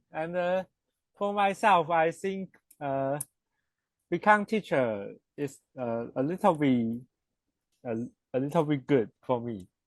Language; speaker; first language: English; non-native, learner; Chinese